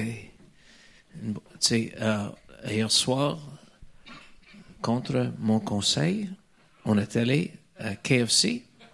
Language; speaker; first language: French; non-native, learner; English